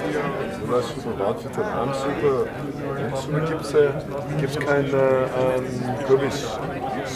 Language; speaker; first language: German; native; German